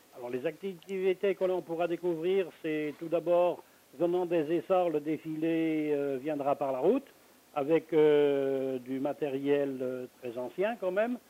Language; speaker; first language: French; native; French